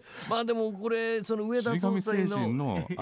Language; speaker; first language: Japanese; native; Japanese